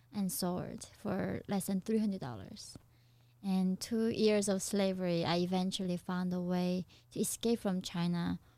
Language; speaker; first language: English; non-native, fluent; Korean